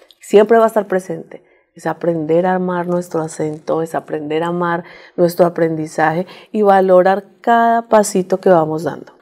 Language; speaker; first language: Spanish; native; Spanish